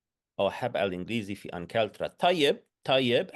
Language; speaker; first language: Arabic; non-native, fluent; English